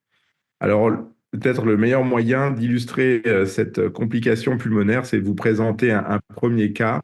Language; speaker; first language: French; native; French